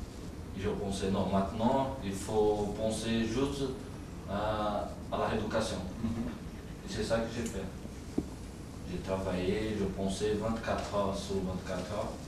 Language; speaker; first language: French; non-native, learner; Portuguese